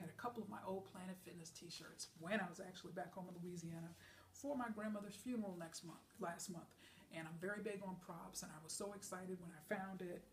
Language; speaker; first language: English; native; English